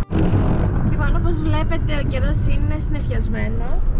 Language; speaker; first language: Greek; native; Greek